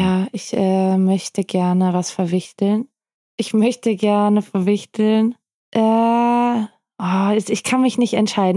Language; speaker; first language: German; native; German